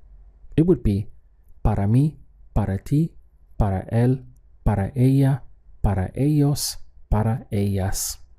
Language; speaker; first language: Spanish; non-native, fluent; English